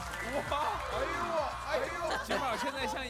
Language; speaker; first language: Chinese; non-native, learner; Korean